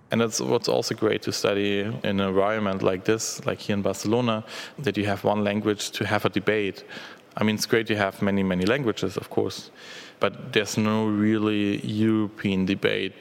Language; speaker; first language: English; non-native, fluent; German